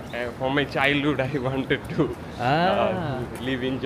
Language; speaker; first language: English; non-native, learner; Bangla